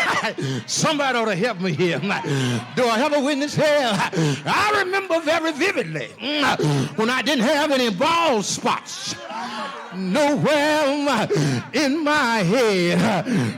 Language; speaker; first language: English; native; English